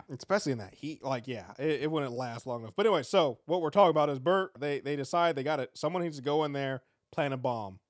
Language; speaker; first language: English; native; English